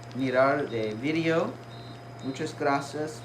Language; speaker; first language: Spanish; non-native, learner; English